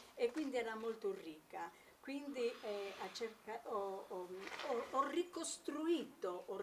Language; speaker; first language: Italian; native; Italian